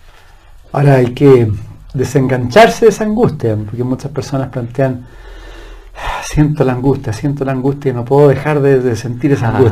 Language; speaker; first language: Spanish; native; Spanish